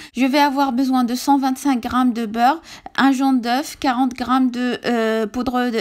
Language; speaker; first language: French; non-native, local second language; Arabic